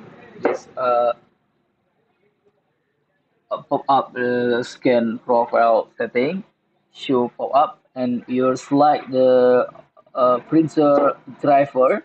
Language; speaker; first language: English; non-native, learner; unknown